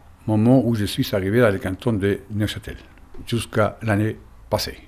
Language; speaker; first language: French; non-native, fluent; Spanish